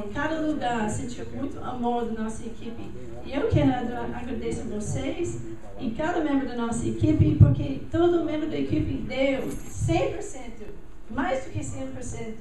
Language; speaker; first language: Portuguese; non-native, learner; English